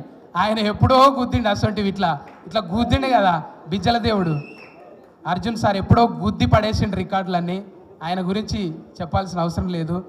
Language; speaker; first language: Telugu; native; Telugu